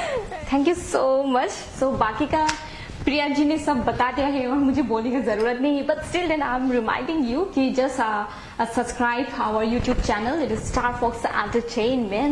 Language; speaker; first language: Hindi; non-native, local second language; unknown